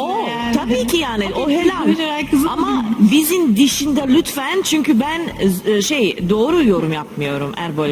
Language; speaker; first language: Turkish; non-native, learner; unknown